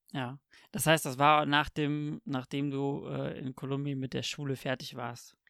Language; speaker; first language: German; native; German